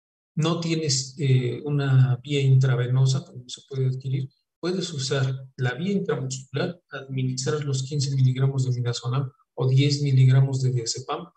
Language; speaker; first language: Spanish; native; Spanish